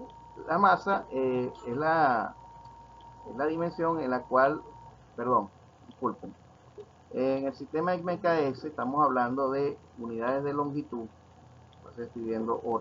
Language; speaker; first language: Spanish; native; Spanish